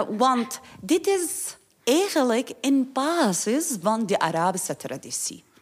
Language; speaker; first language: Dutch; non-native, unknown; Arabic